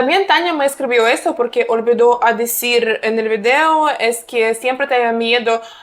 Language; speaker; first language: Spanish; non-native, fluent; Ukrainian